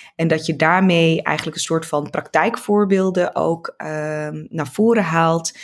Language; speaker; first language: Dutch; early bilingual, other home language; Tigrinya